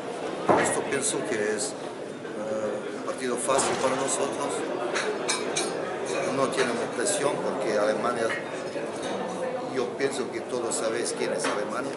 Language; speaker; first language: Spanish; non-native, fluent; Croatian